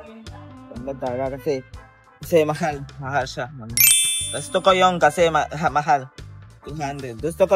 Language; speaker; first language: Filipino; non-native, learner; Spanish